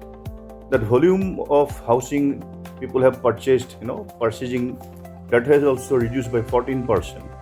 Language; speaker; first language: English; non-native, local second language; Assamese